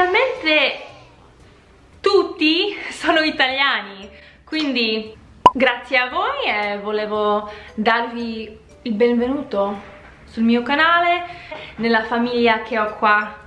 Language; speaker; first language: Italian; non-native, fluent; English